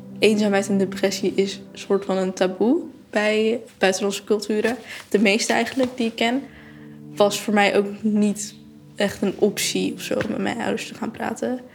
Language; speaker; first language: Dutch; native; Dutch